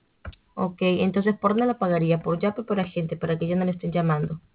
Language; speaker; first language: Spanish; native; Spanish